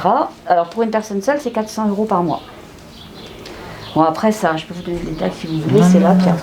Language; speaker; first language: French; native; French